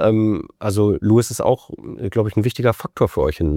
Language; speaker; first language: German; native; German